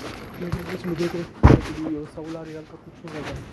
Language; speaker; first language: Hindi; non-native, local second language; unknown